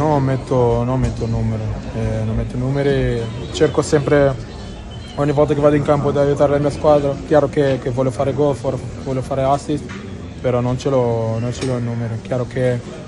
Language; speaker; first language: Italian; non-native, fluent; Portuguese